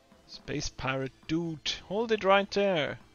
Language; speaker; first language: English; non-native, fluent; German